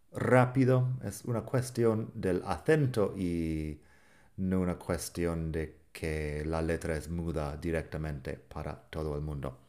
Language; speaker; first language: Spanish; non-native, fluent; English